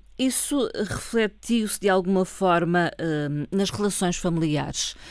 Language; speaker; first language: Portuguese; native; Portuguese